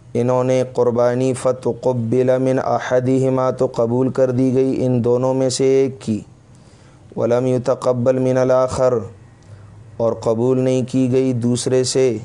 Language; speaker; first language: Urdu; non-native, local second language; Pashto